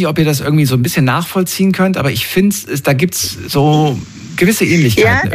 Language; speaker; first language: German; native; German